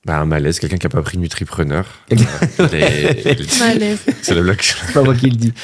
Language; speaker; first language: French; native; French